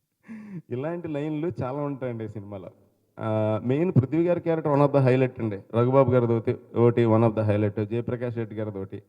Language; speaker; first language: Telugu; native; Telugu